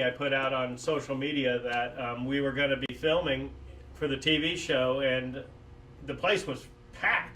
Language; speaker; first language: English; native; English